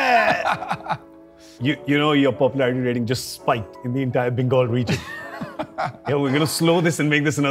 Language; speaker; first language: English; non-native, local second language; Hindi